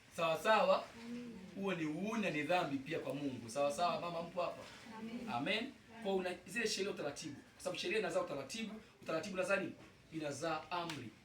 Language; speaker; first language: Swahili; native; Swahili